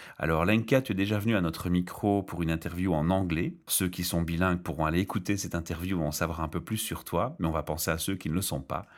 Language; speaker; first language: French; native; French